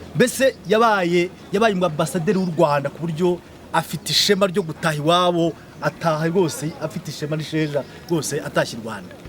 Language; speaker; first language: Kinyarwanda; native; Kinyarwanda